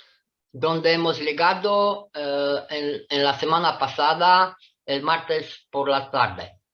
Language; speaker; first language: Spanish; non-native, fluent; Italian